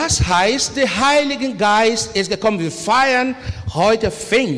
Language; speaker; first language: German; non-native, learner; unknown